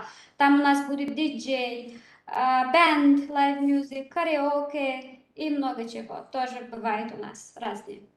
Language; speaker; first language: Russian; non-native, learner; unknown